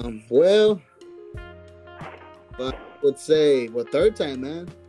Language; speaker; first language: English; non-native, fluent; Spanish